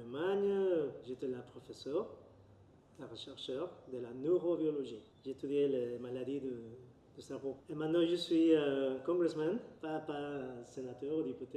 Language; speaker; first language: French; non-native, learner; Spanish